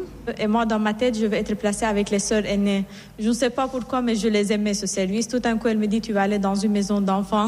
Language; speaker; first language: French; non-native, fluent; Assyrian Neo-Aramaic